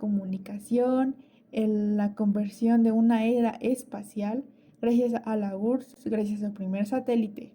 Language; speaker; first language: Spanish; native; Spanish